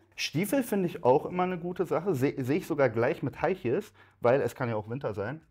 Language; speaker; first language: German; native; German